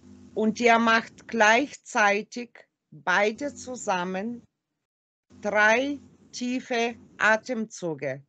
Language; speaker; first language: German; non-native, fluent; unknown